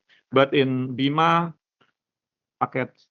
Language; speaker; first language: English; non-native, learner; Indonesian